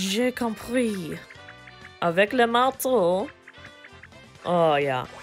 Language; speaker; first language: French; non-native, learner; English